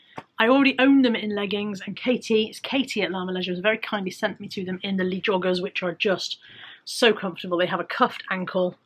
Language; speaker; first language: English; native; English